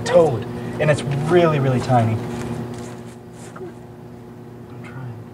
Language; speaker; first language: English; native; English